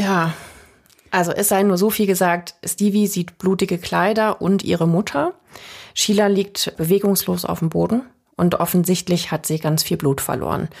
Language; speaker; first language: German; native; German